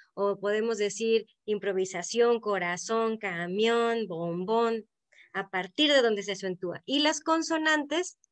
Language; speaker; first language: Spanish; native; Spanish